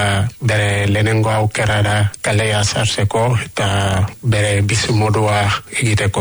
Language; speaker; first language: Basque; non-native, learner; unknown